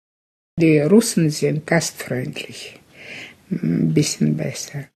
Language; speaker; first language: German; early bilingual, heritage; German